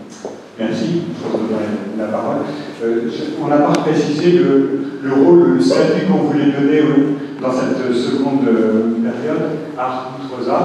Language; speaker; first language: French; native; French